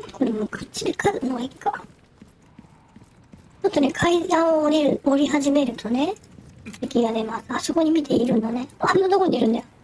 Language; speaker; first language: Japanese; native; Japanese